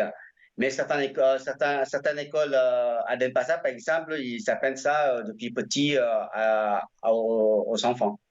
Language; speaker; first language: French; non-native, fluent; Indonesian